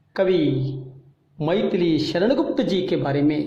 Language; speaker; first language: Hindi; non-native, local second language; Kannada